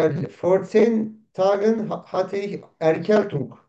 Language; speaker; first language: German; non-native, learner; Turkish